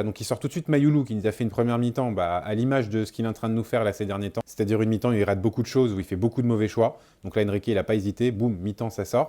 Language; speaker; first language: French; native; French